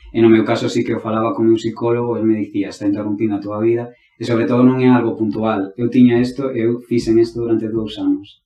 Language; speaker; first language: Galician; non-native, local second language; Spanish